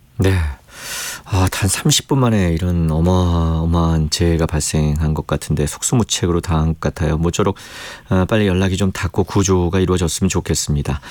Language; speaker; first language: Korean; native; Korean